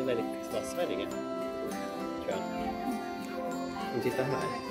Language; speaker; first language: Swedish; native; Swedish